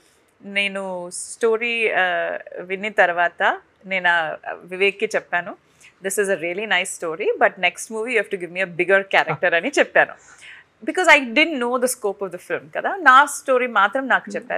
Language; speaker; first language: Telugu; non-native, fluent; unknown